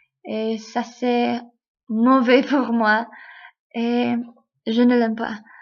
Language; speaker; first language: French; non-native, learner; English